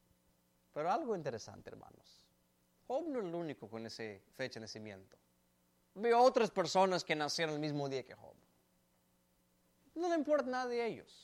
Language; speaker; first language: Spanish; native; Spanish